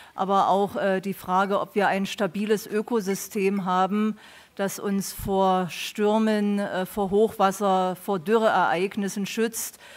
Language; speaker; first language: German; native; German